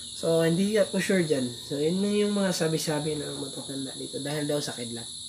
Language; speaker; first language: Filipino; non-native, local second language; Cebuano